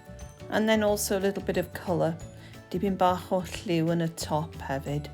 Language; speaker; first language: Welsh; non-native, learner; English